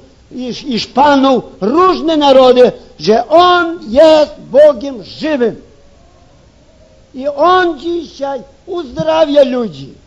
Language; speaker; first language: Polish; early bilingual, heritage; Ukrainian